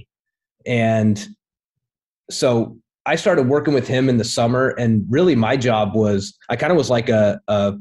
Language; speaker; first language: English; native; English